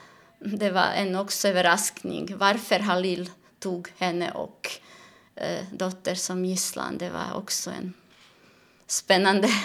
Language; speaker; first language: Swedish; non-native, fluent; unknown